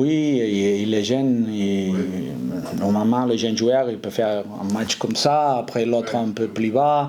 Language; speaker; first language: French; non-native, fluent; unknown